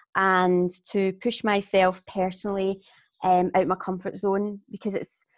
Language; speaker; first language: English; native; English